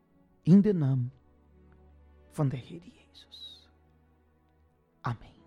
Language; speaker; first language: Dutch; non-native, fluent; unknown